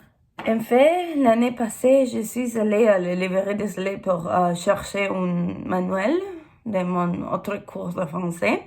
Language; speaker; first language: French; non-native, learner; English